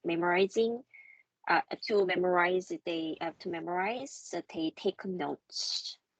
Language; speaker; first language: English; non-native, learner; Korean